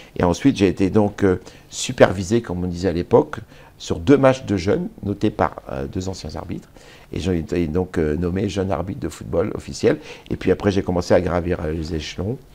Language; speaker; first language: French; native; French